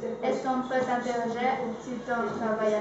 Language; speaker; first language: French; non-native, learner; Spanish